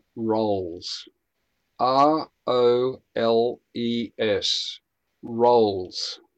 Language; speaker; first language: English; native; English